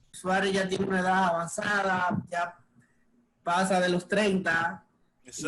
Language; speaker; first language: Spanish; native; Spanish